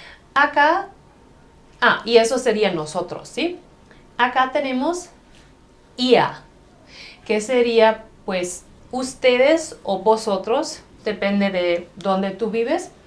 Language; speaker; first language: Spanish; non-native, fluent; German